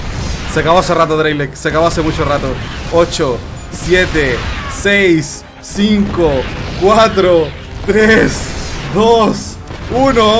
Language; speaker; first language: Spanish; native; Spanish